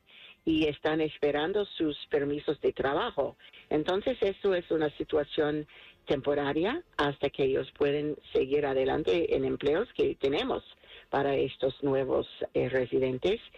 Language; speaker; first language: Spanish; non-native, fluent; English